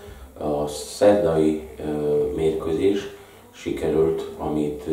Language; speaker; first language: Hungarian; non-native, fluent; Slovak